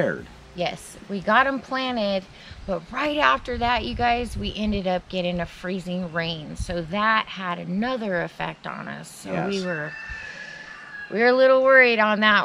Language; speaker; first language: English; native; English